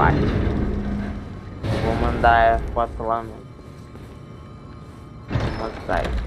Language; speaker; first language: Portuguese; native; Portuguese